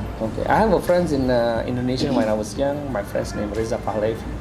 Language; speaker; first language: English; non-native, learner; Indonesian